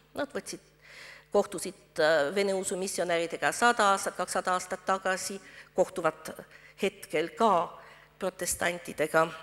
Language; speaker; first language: Estonian; non-native, fluent; French